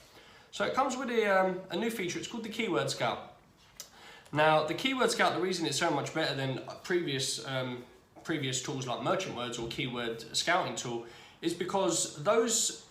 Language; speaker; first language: English; native; English